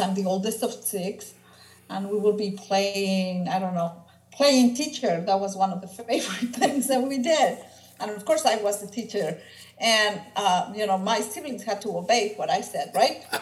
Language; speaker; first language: English; non-native, fluent; Spanish